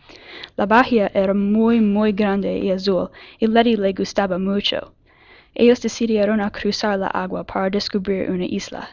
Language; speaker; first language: Spanish; non-native, learner; English